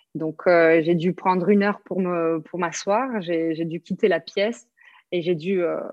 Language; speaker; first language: French; native; French